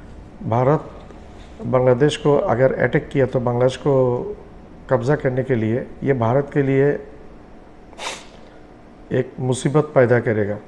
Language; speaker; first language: Hindi; non-native, learner; Bangla